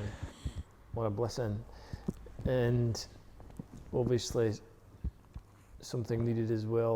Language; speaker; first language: English; native; English